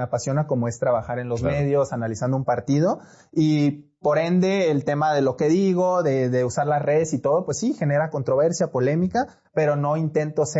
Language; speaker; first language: Spanish; native; Spanish